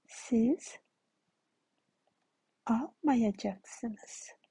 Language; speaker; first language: Turkish; non-native, fluent; Kazakh